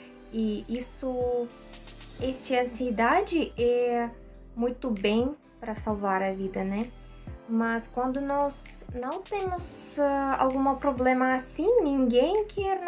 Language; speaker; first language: Portuguese; non-native, learner; Russian